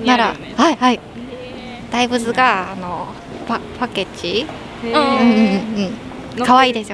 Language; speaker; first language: Japanese; non-native, learner; Chinese